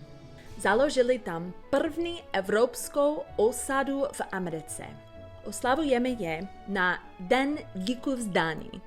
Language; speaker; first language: Czech; non-native, learner; English